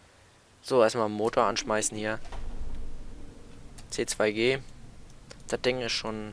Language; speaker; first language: German; native; German